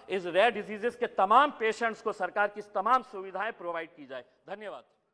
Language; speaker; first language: Hindi; non-native, local second language; Urdu